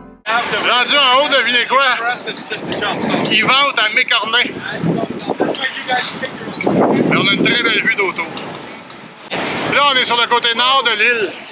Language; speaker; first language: French; native; French